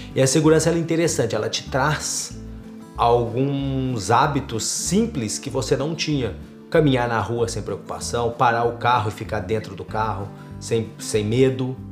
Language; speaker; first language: Portuguese; native; Portuguese